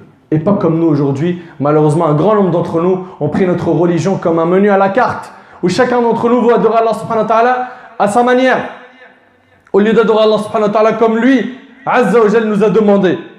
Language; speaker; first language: French; native; French